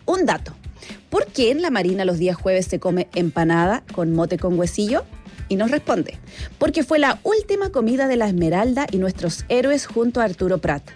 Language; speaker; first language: Spanish; native; Spanish